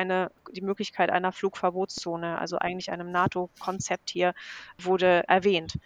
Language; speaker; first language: German; native; German